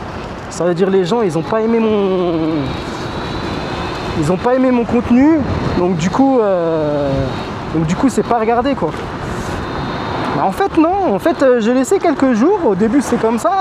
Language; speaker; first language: French; native; French